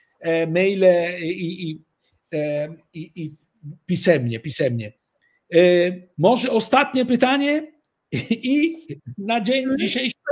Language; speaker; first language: Polish; early bilingual, heritage; Italian